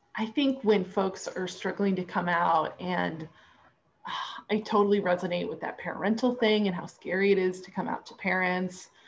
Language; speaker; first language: English; native; English